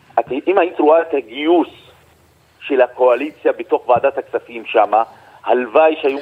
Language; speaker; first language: Hebrew; non-native, local second language; Arabic